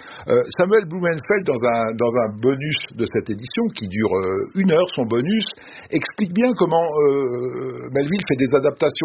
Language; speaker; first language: French; native; French